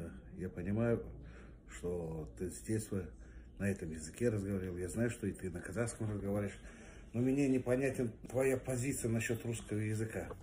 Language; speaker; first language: Russian; non-native, local second language; Kazakh